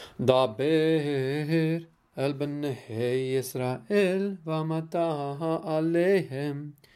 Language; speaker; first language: Hebrew; non-native, learner; Dutch